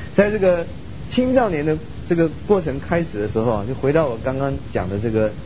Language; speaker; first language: Chinese; early bilingual, other home language; Min Nan Chinese